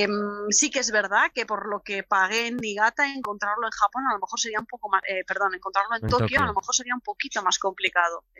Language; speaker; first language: Spanish; native; Spanish